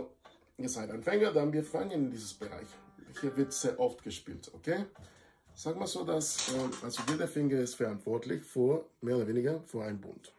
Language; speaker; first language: German; non-native, fluent; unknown